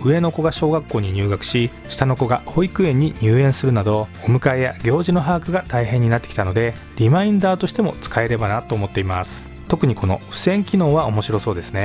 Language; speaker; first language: Japanese; native; Japanese